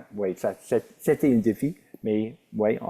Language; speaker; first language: French; non-native, local second language; English